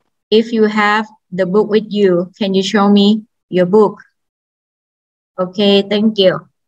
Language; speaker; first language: English; non-native, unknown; Thai